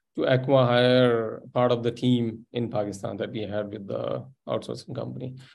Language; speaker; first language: English; non-native, local second language; Sindhi